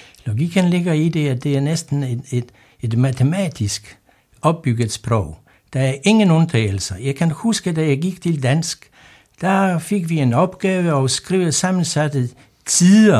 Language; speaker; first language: Danish; non-native, fluent; Polish